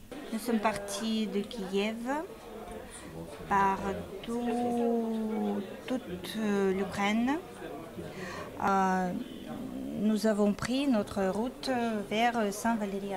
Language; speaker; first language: French; non-native, learner; Ukrainian